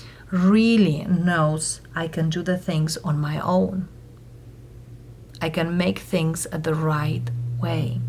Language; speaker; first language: English; non-native, fluent; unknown